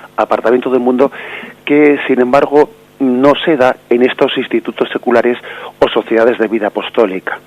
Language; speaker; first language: Spanish; native; Spanish